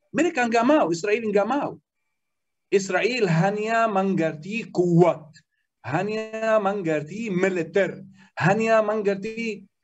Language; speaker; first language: Indonesian; non-native, learner; Arabic